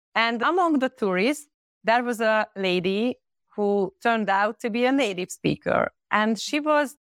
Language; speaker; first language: English; non-native, fluent; Hungarian